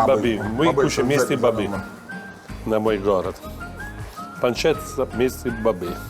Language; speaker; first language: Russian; non-native, learner; Italian